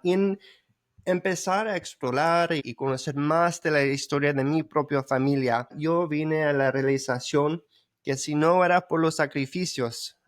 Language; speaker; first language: Spanish; early bilingual, heritage; Spanish